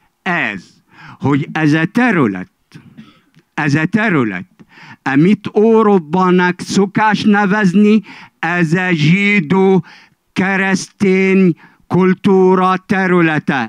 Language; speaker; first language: Hungarian; non-native, fluent; Arabic